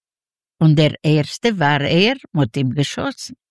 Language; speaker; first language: German; non-native, learner; Russian